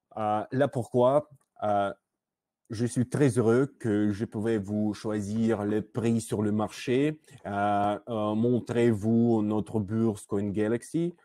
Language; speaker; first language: French; non-native, learner; Russian